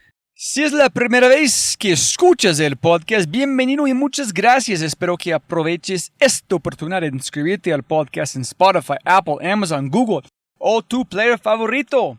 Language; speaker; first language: Spanish; non-native, fluent; English